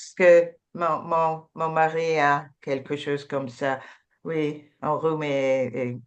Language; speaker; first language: French; non-native, learner; English